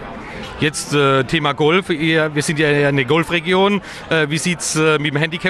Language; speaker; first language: German; native; German